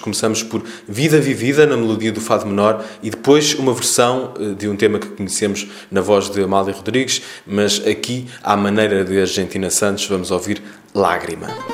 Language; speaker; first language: Portuguese; native; Portuguese